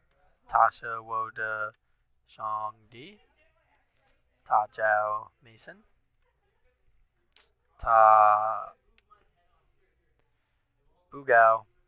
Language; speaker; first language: Chinese; non-native, learner; English